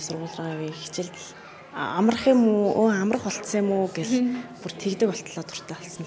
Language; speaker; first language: Mongolian; native; Mongolian